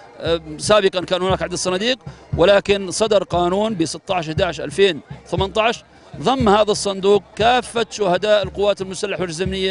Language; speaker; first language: Arabic; native; Arabic